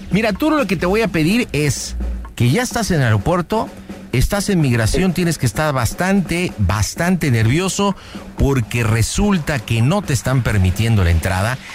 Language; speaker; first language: Spanish; native; Spanish